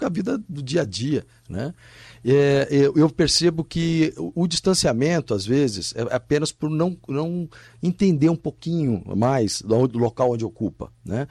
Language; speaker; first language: Portuguese; native; Portuguese